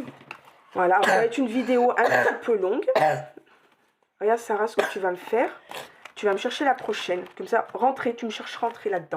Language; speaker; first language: French; native; French